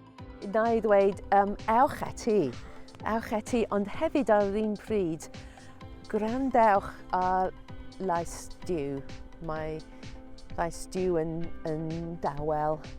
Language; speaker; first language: Welsh; non-native, fluent; English